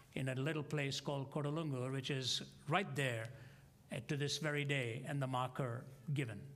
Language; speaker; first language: English; non-native, local second language; Hindi